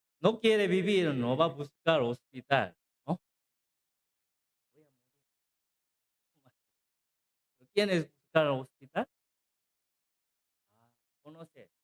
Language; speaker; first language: Spanish; non-native, learner; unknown